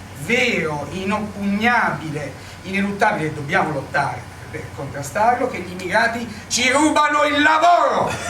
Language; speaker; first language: Italian; native; Italian